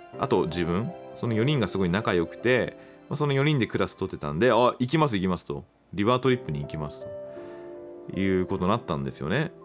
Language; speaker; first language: Japanese; native; Japanese